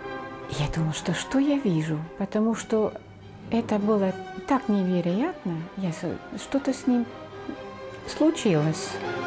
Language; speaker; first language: Russian; non-native, fluent; Dutch